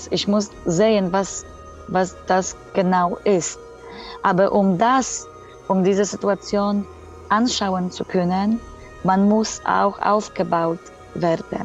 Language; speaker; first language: German; non-native, fluent; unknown